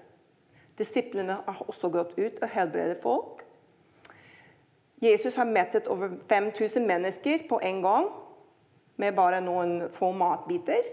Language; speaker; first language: Norwegian; non-native, fluent; English